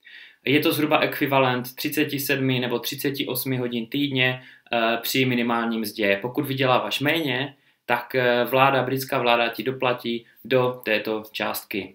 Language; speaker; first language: Czech; native; Czech